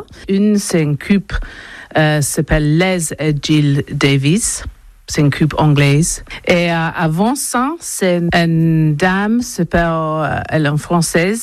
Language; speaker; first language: French; non-native, learner; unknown